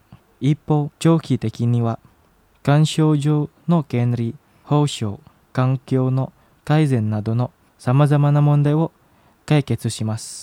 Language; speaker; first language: Japanese; non-native, fluent; Indonesian